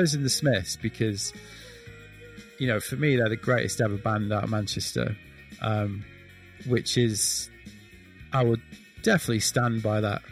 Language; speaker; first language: English; native; English